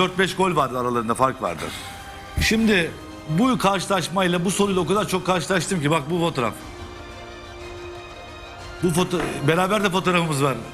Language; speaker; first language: Turkish; native; Turkish